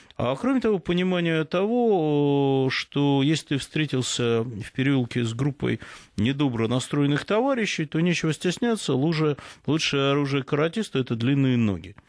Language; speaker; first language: Russian; native; Russian